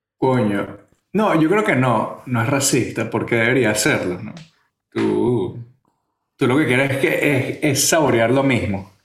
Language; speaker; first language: Spanish; native; Spanish